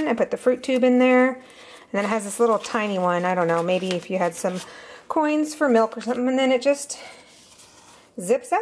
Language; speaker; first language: English; native; English